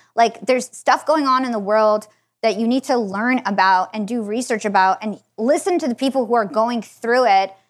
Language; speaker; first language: English; native; English